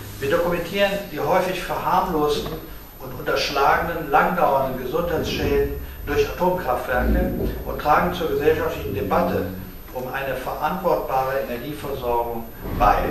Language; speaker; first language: German; native; German